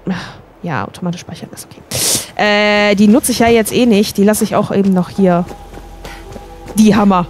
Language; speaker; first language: German; native; German